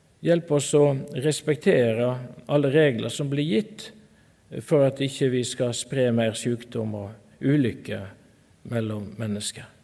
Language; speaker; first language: Norwegian; native; Norwegian